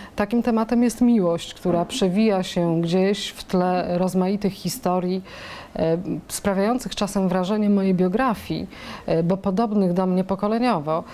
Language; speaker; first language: Polish; native; Polish